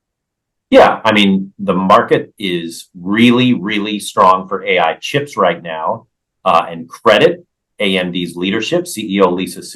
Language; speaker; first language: English; native; English